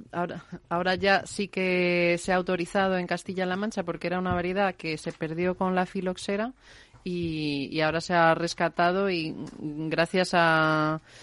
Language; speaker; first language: Spanish; native; Spanish